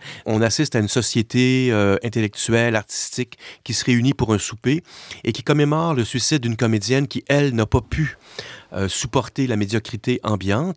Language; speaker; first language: French; native; French